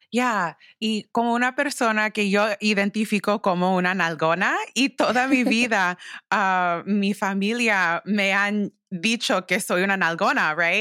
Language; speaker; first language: Spanish; early bilingual, heritage; English